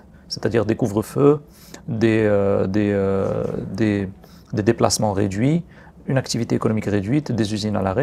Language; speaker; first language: French; non-native, local second language; Arabic